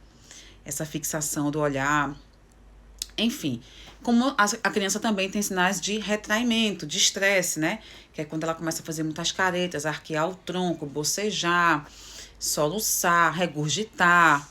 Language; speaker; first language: Portuguese; native; Portuguese